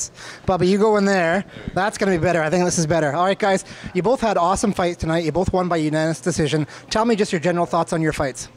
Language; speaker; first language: English; native; English